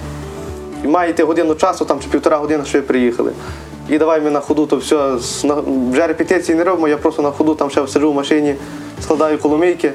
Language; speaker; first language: Ukrainian; native; Ukrainian